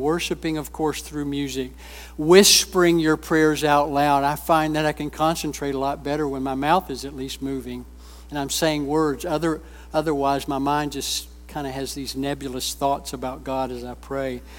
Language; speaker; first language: English; native; English